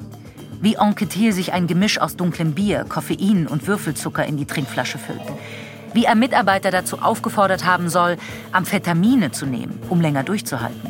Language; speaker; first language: German; native; German